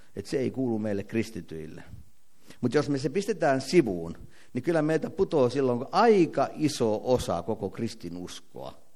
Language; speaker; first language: Finnish; native; Finnish